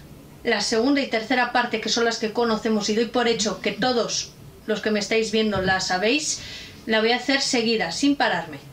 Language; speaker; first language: Spanish; native; Spanish